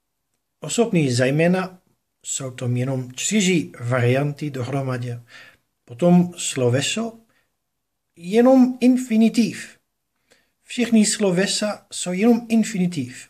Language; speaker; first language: Czech; non-native, fluent; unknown